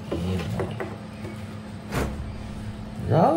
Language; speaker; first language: Dutch; non-native, local second language; Caribbean Hindustani